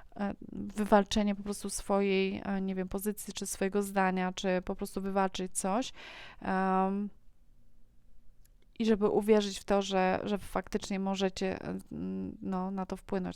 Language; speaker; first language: Polish; native; Polish